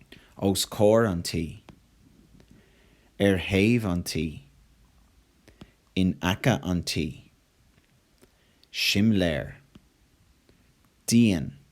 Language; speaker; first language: Irish; non-native, local second language; English